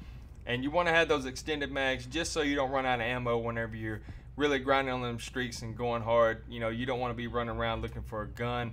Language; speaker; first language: English; native; English